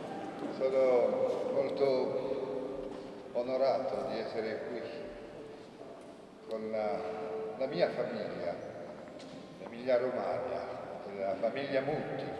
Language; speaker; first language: Italian; non-native, fluent; French